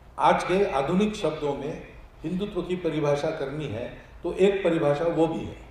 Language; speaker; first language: Hindi; non-native, local second language; Marathi